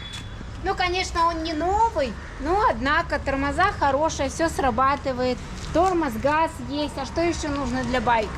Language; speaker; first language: Russian; native; Russian